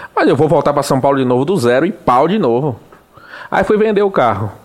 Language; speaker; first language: Portuguese; native; Portuguese